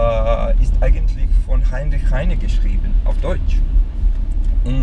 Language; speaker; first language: German; non-native, learner; Bosnian